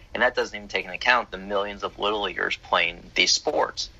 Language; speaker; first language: English; native; English